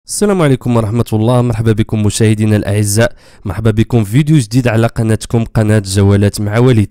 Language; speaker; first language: Arabic; native; Arabic